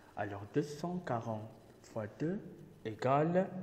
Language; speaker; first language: French; non-native, local second language; Arabic